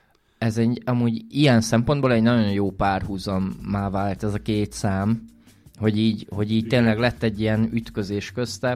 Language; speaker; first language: Hungarian; native; Hungarian